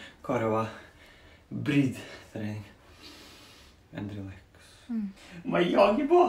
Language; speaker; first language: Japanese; non-native, learner; Serbian